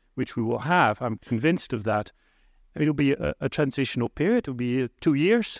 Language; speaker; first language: English; non-native, fluent; Dutch